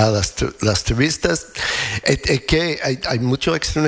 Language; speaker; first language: Spanish; non-native, learner; English